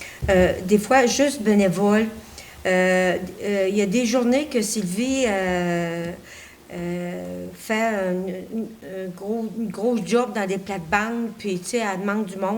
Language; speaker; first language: French; native; French